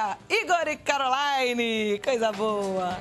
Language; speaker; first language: Portuguese; native; Portuguese